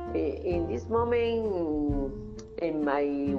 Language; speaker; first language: English; non-native, learner; Spanish